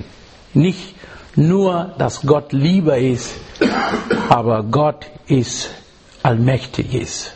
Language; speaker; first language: German; non-native, learner; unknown